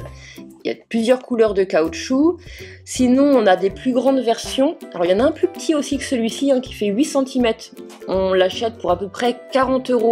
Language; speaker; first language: French; native; French